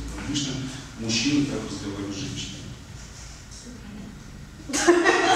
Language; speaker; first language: Russian; native; Russian